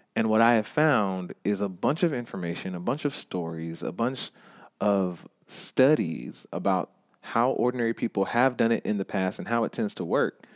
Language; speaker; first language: English; native; English